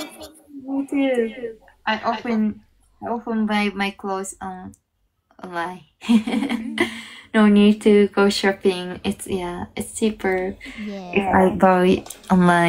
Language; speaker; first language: English; non-native, fluent; Japanese